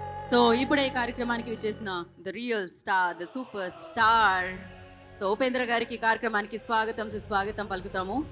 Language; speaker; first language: Telugu; native; Telugu